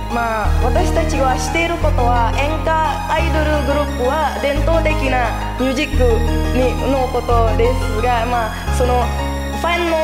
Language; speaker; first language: Japanese; non-native, learner; Indonesian